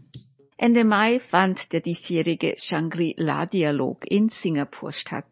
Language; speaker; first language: German; native; German